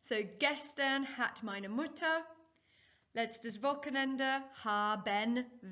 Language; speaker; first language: German; non-native, fluent; English